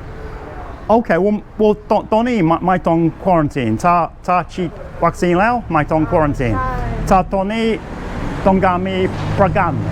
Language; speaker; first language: Thai; non-native, learner; English